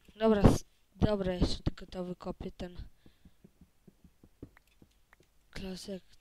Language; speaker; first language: Polish; native; Polish